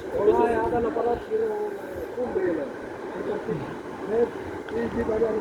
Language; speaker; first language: Arabic; non-native, learner; Filipino